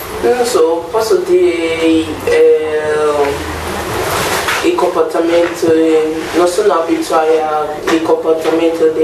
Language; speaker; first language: Italian; non-native, learner; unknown